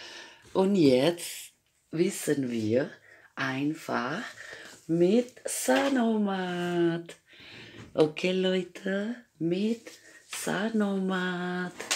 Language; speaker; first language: German; non-native, fluent; Croatian